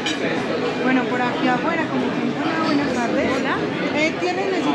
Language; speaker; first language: Spanish; native; Spanish